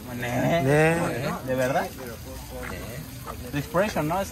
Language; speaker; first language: Spanish; native; Spanish